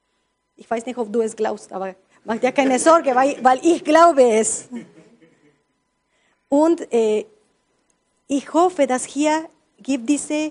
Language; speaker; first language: German; non-native, learner; Spanish